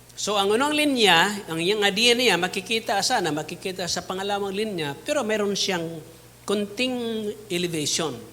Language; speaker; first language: Filipino; non-native, local second language; Cebuano